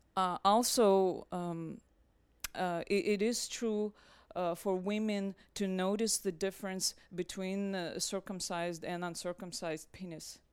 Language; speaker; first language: English; non-native, fluent; Russian